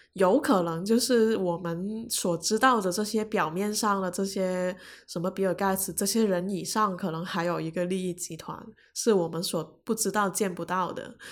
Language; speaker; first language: Chinese; non-native, local second language; Cantonese